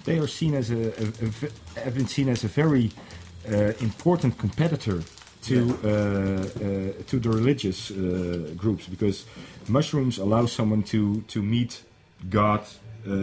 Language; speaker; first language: English; non-native, fluent; Dutch